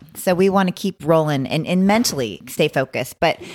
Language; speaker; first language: English; native; English